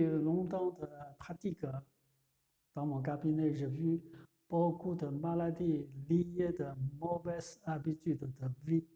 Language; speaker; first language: French; non-native, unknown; Chinese